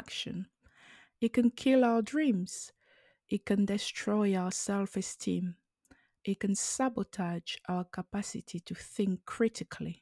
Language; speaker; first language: English; non-native, local second language; French